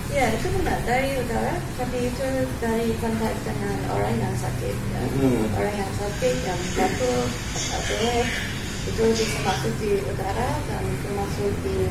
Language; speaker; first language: Indonesian; non-native, fluent; English